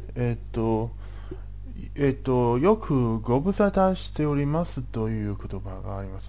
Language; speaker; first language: Japanese; non-native, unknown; Chinese